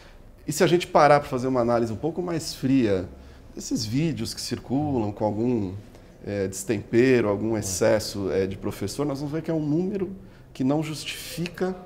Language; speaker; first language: Portuguese; native; Portuguese